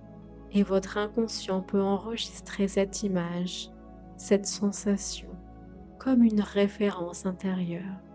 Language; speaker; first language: French; native; French